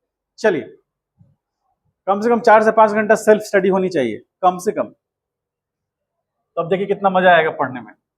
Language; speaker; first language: Hindi; native; Hindi